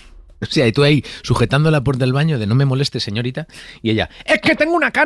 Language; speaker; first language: Spanish; native; Spanish